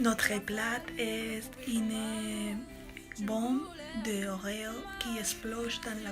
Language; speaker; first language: French; non-native, learner; Spanish